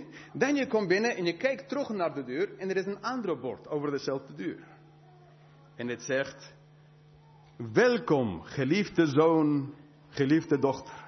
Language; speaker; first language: Dutch; non-native, fluent; English